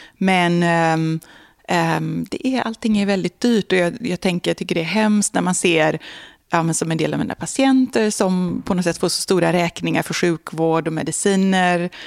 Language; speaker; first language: Swedish; native; Swedish